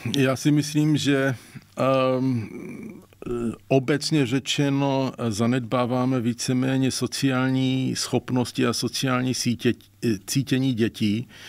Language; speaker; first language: Czech; native; Czech